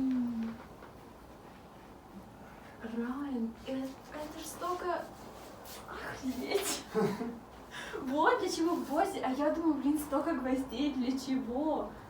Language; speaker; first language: Russian; native; Russian